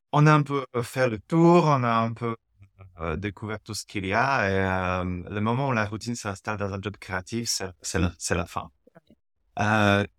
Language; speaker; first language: French; non-native, fluent; Slovak